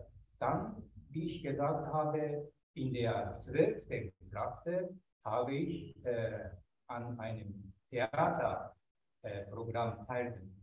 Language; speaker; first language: German; non-native, fluent; Japanese